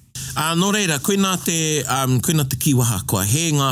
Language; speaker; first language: Māori; non-native, local second language; English